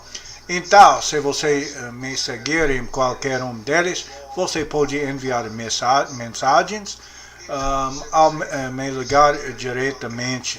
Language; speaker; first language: Portuguese; non-native, learner; English